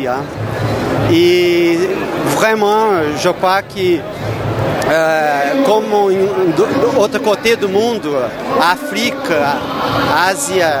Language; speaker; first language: French; non-native, fluent; Portuguese